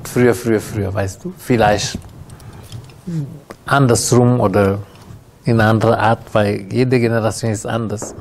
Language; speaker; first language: German; non-native, learner; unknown